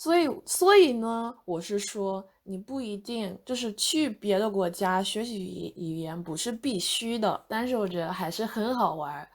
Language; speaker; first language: Chinese; non-native, fluent; English